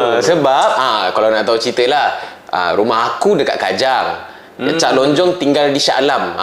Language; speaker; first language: Malay; native; Malay